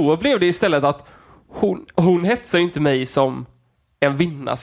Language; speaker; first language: Swedish; native; Swedish